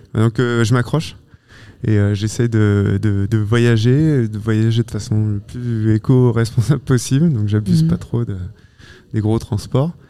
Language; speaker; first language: French; native; French